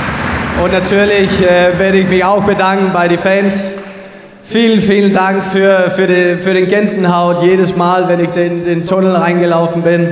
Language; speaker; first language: German; non-native, fluent; Danish